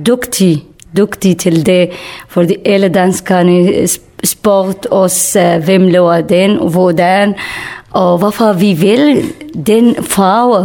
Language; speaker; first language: Danish; non-native, learner; Kurdish